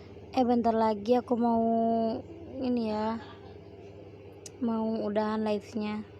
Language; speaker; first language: Indonesian; native; Indonesian